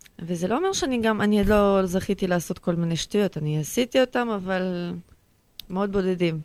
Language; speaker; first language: Hebrew; early bilingual, other home language; Russian